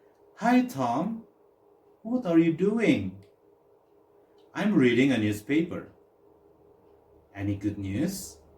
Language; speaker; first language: English; non-native, fluent; Indonesian